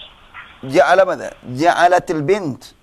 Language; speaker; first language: Arabic; non-native, fluent; Indonesian